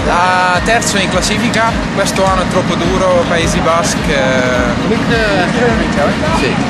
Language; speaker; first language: Italian; non-native, learner; Dutch